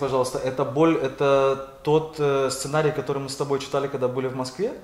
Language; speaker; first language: Russian; native; Russian